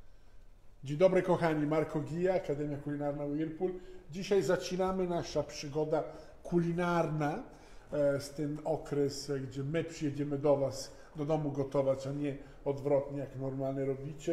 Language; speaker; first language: Polish; non-native, fluent; Italian